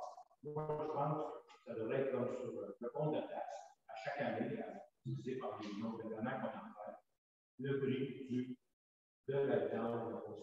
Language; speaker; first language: French; native; French